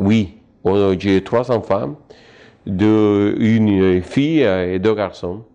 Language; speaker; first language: French; non-native, fluent; Spanish